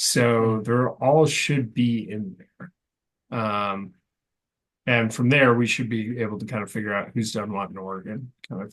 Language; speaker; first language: English; native; English